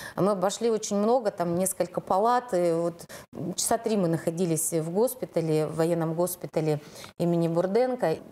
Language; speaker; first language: Russian; native; Russian